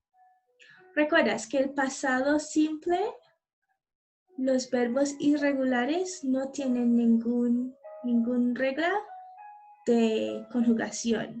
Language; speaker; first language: Spanish; non-native, learner; English